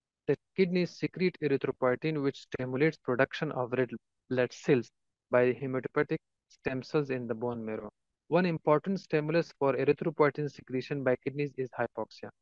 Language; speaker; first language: English; non-native, fluent; Persian